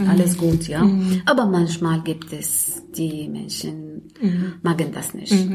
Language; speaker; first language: German; non-native, learner; Arabic